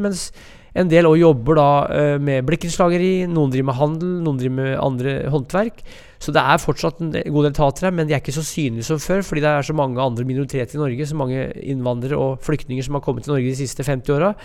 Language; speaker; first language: Norwegian; native; Norwegian